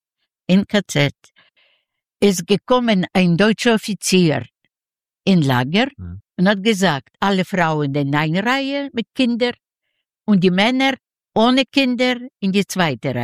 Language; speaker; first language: German; non-native, learner; Yiddish